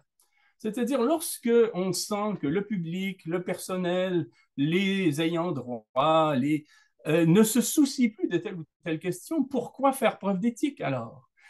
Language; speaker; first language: French; native; French